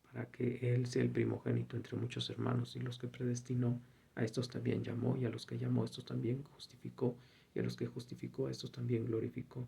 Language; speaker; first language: Spanish; native; Spanish